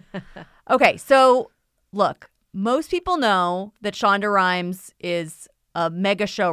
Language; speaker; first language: English; native; English